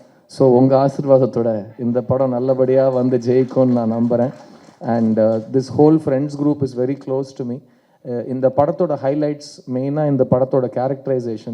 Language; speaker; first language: Tamil; native; Tamil